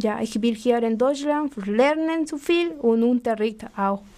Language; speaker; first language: German; non-native, learner; Spanish